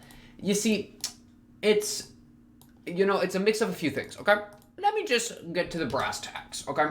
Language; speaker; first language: English; native; English